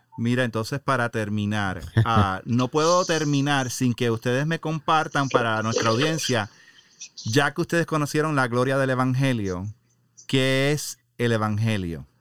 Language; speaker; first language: Spanish; native; Spanish